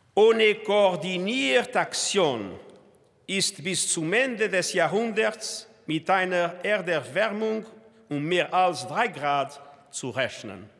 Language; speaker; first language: German; non-native, fluent; Portuguese